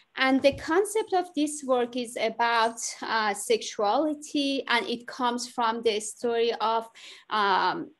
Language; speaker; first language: English; non-native, learner; Persian